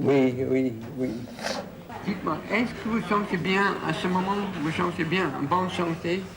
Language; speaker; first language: French; non-native, fluent; English